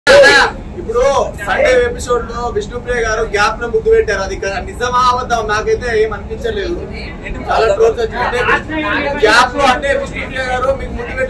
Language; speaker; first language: Telugu; native; Telugu